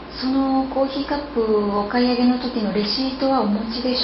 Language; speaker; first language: Japanese; native; Japanese